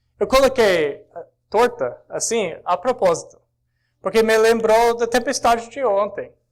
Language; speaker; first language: Portuguese; non-native, fluent; English